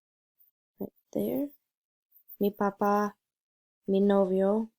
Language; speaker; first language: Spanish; non-native, learner; English